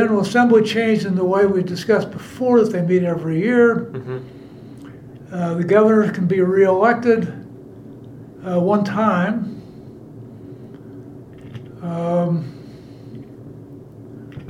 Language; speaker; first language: English; native; English